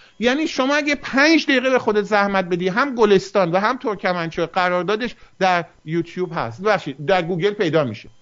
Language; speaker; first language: Persian; early bilingual, heritage; Persian